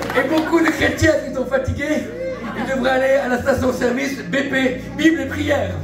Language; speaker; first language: French; early bilingual, other home language; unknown